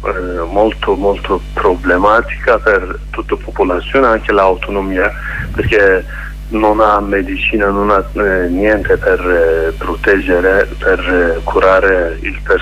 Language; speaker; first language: Italian; non-native, learner; Kurdish